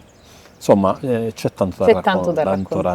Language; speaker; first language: Italian; native; Italian